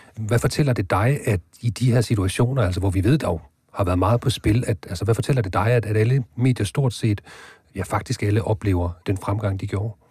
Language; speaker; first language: Danish; native; Danish